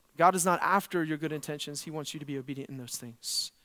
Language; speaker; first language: English; native; English